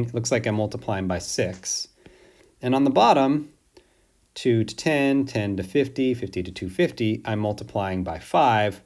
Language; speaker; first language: English; native; English